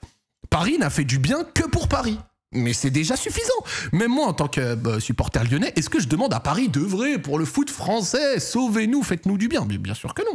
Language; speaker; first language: French; native; French